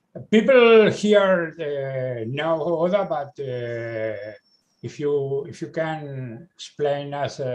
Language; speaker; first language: English; non-native, learner; Spanish